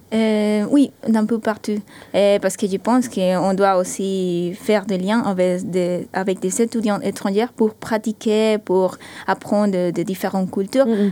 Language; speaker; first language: French; non-native, fluent; Spanish